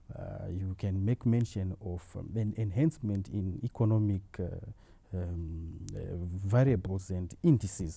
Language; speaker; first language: English; non-native, local second language; Shona